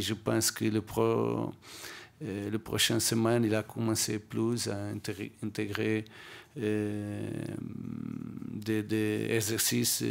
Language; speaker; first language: French; non-native, learner; Portuguese